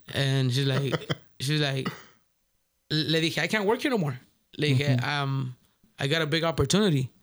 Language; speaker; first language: English; early bilingual, other home language; Spanish